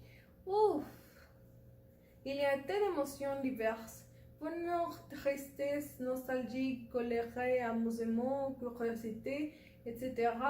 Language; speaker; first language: French; non-native, learner; Spanish